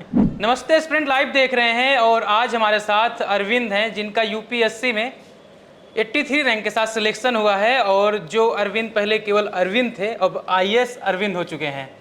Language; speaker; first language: Hindi; native; Hindi